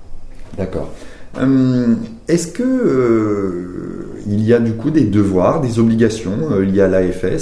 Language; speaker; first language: French; native; French